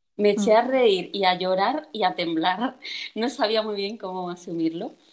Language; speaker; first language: Spanish; native; Spanish